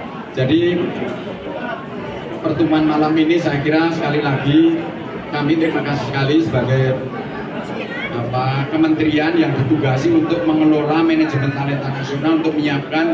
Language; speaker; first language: Indonesian; native; Indonesian